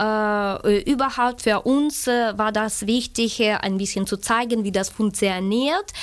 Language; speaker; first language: German; non-native, fluent; Ukrainian